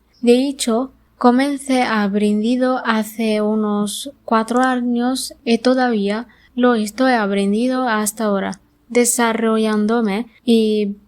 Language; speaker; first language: Spanish; non-native, learner; Arabic